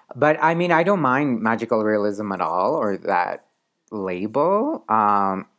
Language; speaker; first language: English; non-native, fluent; Spanish